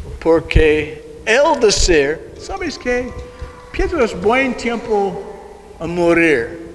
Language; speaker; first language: Spanish; non-native, learner; English